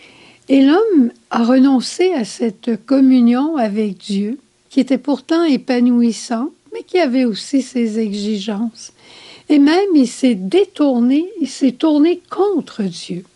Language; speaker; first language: French; native; French